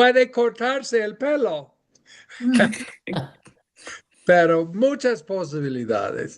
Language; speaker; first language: Spanish; non-native, fluent; English